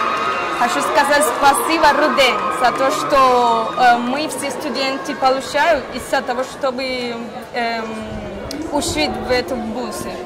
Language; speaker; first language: Russian; non-native, learner; Spanish